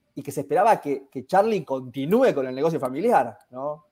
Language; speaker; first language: Spanish; native; Spanish